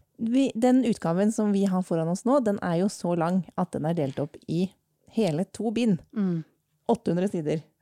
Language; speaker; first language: Norwegian; native; Norwegian